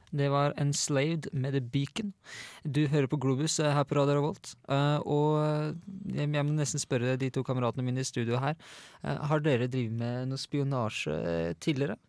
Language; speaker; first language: Norwegian; native; Norwegian